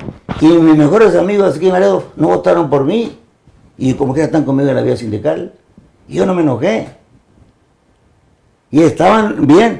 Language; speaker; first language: Spanish; native; Spanish